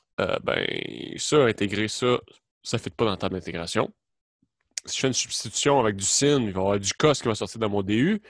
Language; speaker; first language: French; native; French